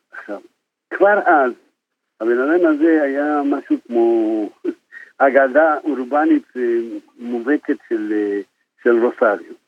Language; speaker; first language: Hebrew; non-native, fluent; Spanish